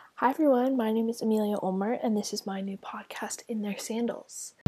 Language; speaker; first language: English; native; English